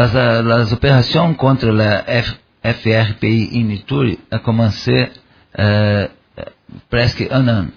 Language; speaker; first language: French; non-native, learner; Portuguese